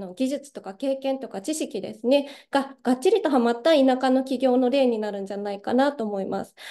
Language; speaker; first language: Japanese; native; Japanese